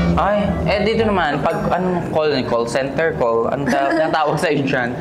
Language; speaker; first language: Filipino; native; Filipino